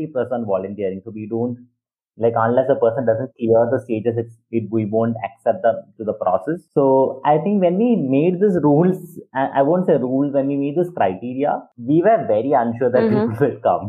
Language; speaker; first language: English; non-native, local second language; Malayalam